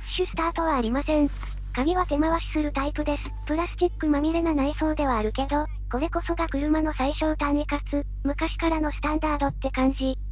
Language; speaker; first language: Japanese; native; Japanese